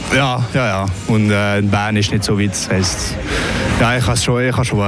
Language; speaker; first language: German; non-native, local second language; French